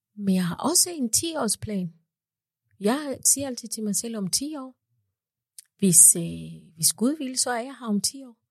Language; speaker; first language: Danish; non-native, fluent; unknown